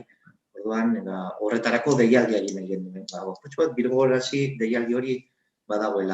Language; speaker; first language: Basque; native; Basque